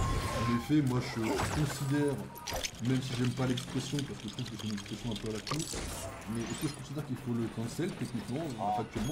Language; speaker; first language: French; native; French